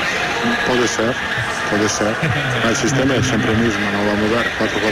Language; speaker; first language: Portuguese; non-native, fluent; Italian